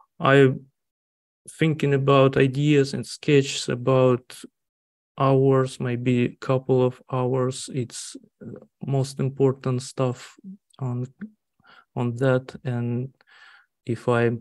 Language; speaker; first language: English; non-native, learner; Russian